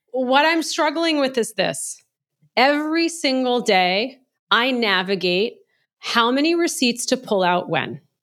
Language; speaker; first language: English; native; English